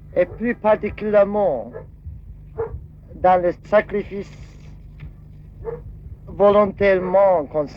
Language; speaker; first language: French; non-native, fluent; Japanese